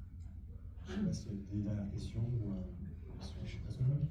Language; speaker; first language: French; native; French